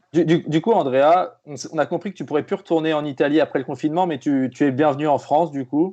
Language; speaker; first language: French; native; French